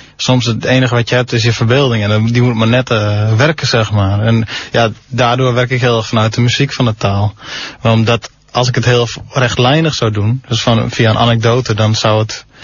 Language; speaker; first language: Dutch; non-native, local second language; Western Frisian